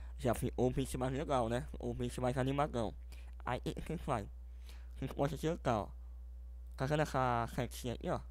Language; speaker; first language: Portuguese; native; Portuguese